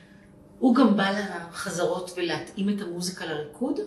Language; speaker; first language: Hebrew; native; Hebrew